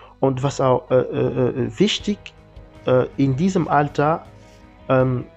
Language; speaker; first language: German; non-native, learner; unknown